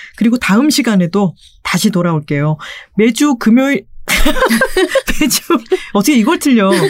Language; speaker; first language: Korean; native; Korean